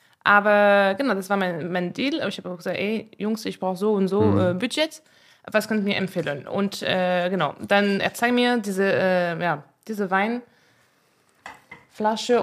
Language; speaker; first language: German; non-native, fluent; French